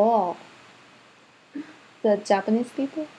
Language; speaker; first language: English; non-native, learner; Japanese